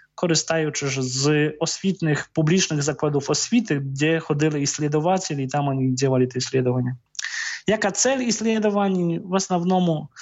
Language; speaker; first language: Ukrainian; non-native, fluent; Polish